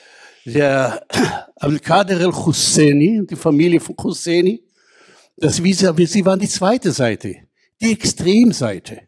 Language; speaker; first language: German; non-native, fluent; Hebrew